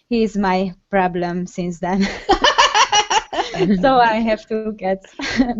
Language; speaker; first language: English; non-native, learner; Hungarian